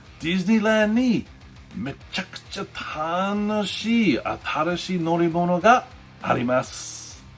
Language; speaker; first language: Japanese; non-native, learner; English